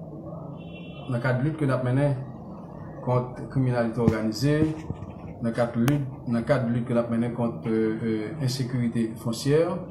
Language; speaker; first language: French; non-native, local second language; Haitian Creole